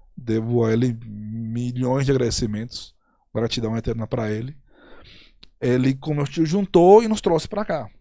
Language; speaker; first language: Portuguese; non-native, fluent; Spanish